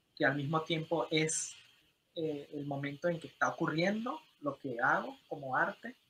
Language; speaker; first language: Spanish; native; Spanish